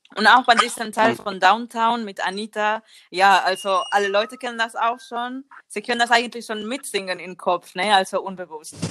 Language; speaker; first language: German; non-native, learner; Spanish